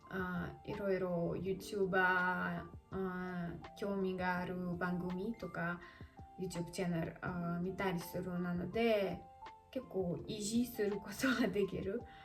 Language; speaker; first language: Japanese; non-native, learner; Russian